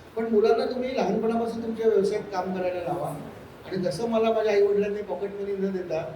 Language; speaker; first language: Marathi; native; Marathi